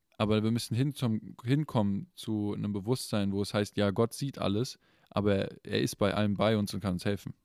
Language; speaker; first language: German; native; German